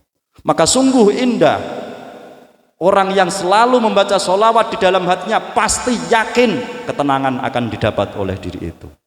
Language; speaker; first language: Indonesian; non-native, local second language; Javanese